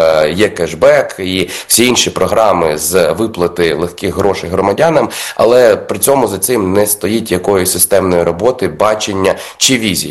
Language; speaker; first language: Ukrainian; native; Ukrainian